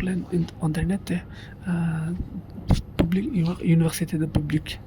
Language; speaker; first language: French; non-native, learner; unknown